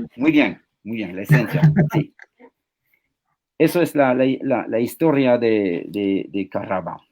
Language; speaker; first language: Spanish; non-native, fluent; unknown